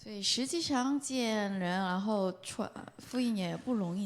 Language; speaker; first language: Chinese; non-native, fluent; Korean